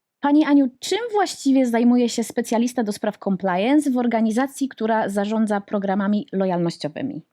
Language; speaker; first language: Polish; native; Polish